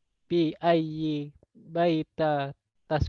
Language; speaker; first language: Arabic; non-native, learner; Indonesian